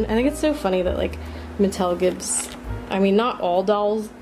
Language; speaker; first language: English; native; English